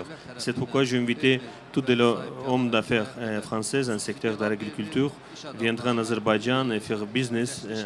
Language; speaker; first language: French; non-native, learner; Azerbaijani